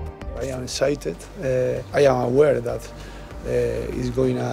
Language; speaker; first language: English; non-native, learner; Spanish